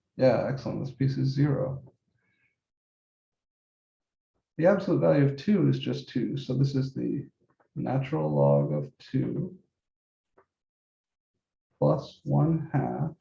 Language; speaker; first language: English; native; English